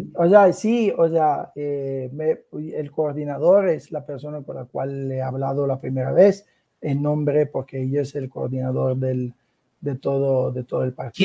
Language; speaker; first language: Spanish; non-native, fluent; Italian